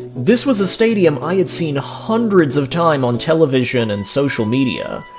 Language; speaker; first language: English; native; English